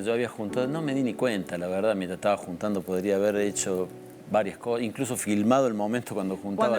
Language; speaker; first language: Spanish; native; Spanish